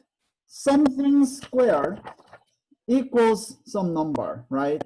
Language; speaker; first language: English; non-native, fluent; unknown